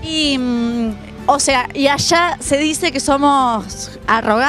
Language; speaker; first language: Spanish; native; Spanish